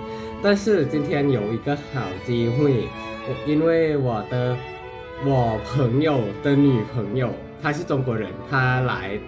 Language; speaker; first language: Chinese; non-native, learner; Thai